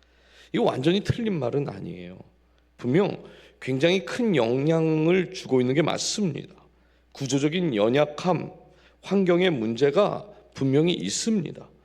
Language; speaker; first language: Korean; native; Korean